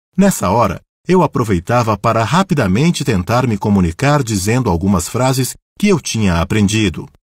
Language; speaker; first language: Portuguese; native; Portuguese